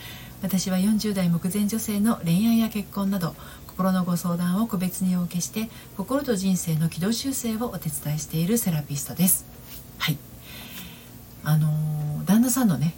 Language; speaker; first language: Japanese; native; Japanese